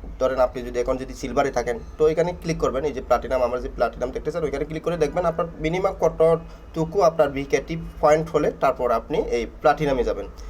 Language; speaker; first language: Bangla; non-native, local second language; Chakma